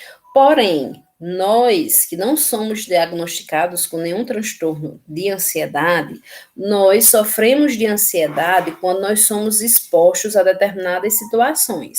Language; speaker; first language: Portuguese; native; Portuguese